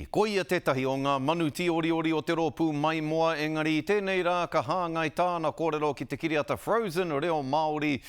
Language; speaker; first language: Māori; non-native, local second language; English